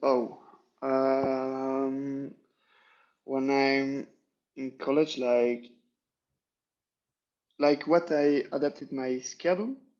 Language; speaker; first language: English; non-native, learner; French